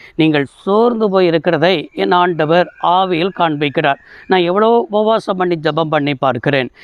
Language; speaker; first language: Tamil; native; Tamil